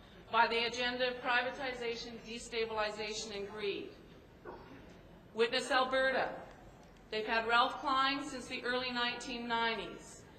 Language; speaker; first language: English; native; English